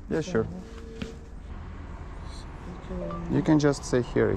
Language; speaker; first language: English; non-native, learner; Russian